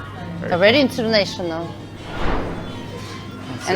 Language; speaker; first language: English; non-native, learner; Russian